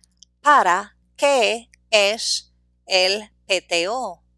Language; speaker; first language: Spanish; non-native, fluent; English